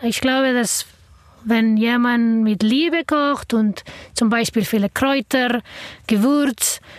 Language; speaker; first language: German; non-native, learner; Arabic